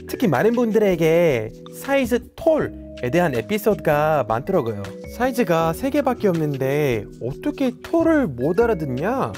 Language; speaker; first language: Korean; non-native, fluent; English